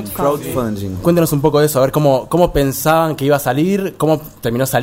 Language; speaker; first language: Spanish; native; Spanish